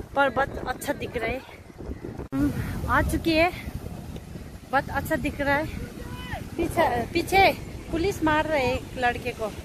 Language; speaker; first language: Hindi; non-native, local second language; Nepali